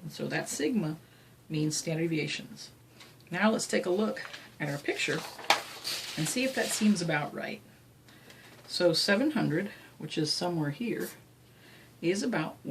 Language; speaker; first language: English; native; English